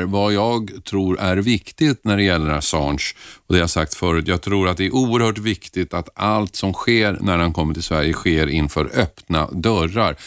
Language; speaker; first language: Swedish; native; Swedish